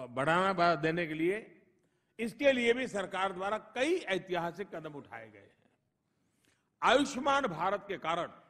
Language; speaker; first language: Hindi; non-native, local second language; Gujarati